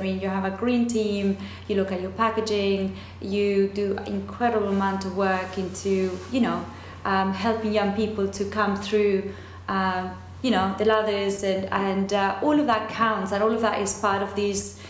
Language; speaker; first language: English; non-native, fluent; Spanish